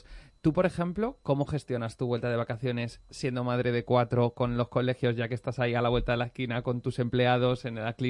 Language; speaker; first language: Spanish; native; Spanish